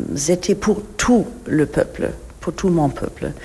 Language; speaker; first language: French; non-native, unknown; German